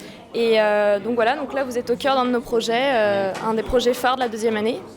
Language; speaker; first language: French; native; French